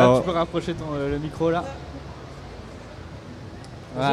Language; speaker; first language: French; native; French